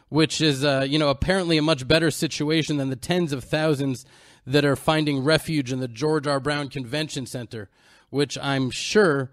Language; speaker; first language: English; native; English